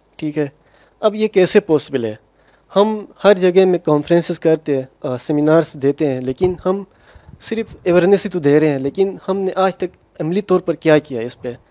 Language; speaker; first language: Urdu; non-native, local second language; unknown